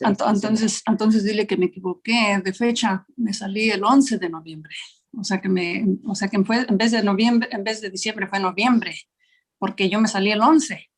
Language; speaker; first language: Spanish; native; Spanish